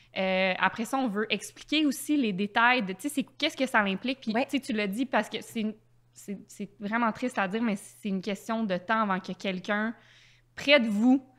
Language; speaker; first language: French; native; French